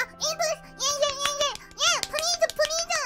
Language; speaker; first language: English; non-native, learner; Japanese